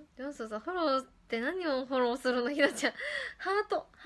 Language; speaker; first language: Japanese; native; Japanese